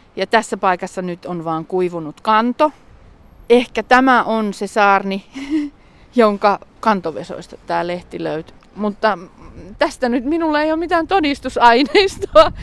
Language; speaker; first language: Finnish; native; Finnish